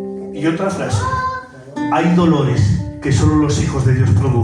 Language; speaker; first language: Spanish; native; Spanish